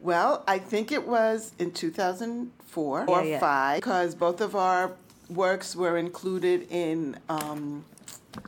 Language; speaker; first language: English; early bilingual, other home language; Spanish